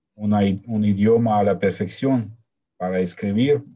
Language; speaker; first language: Spanish; non-native, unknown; Russian